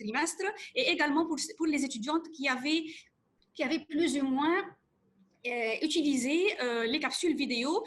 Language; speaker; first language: French; non-native, fluent; Arabic